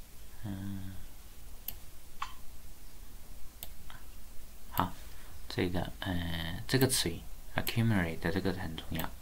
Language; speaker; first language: Chinese; native; Chinese